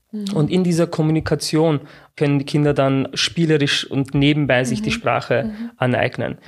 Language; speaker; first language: German; native; German